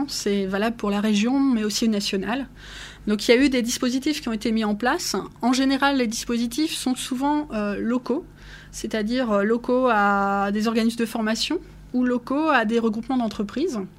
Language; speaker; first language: French; native; French